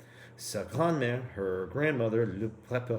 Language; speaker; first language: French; non-native, learner; English